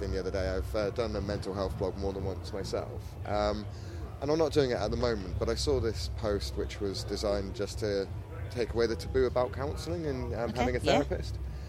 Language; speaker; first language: English; native; English